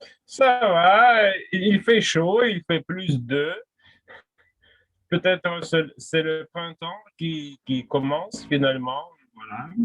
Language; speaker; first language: French; non-native, fluent; Russian